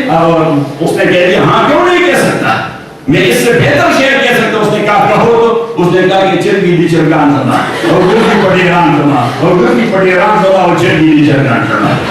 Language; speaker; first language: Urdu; non-native, local second language; Pashto